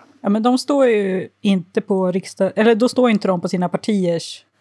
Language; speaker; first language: Swedish; native; Swedish